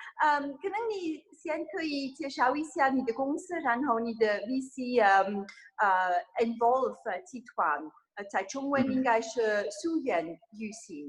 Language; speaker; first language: Chinese; non-native, fluent; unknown